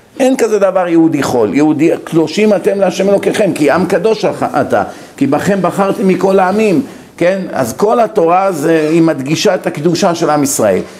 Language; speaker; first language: Hebrew; native; Hebrew